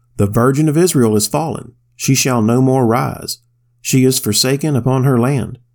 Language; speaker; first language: English; native; English